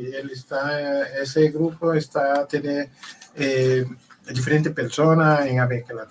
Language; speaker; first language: Spanish; non-native, learner; Haitian Creole